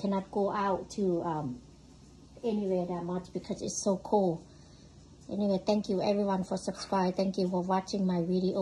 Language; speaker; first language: English; non-native, learner; Thai